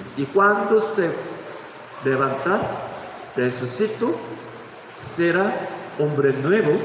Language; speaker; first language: Spanish; non-native, learner; Korean